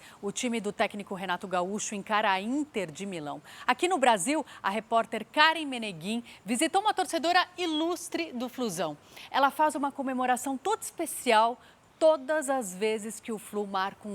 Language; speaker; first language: Portuguese; native; Portuguese